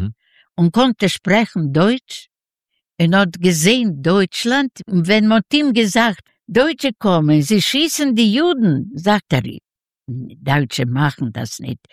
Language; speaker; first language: German; non-native, learner; Yiddish